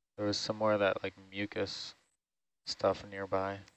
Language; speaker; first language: English; native; English